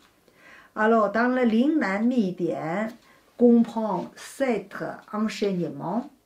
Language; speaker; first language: French; non-native, fluent; Chinese